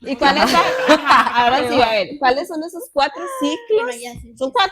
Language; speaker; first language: Spanish; native; Spanish